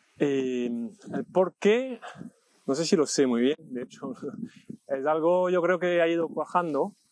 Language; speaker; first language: Spanish; non-native, fluent; French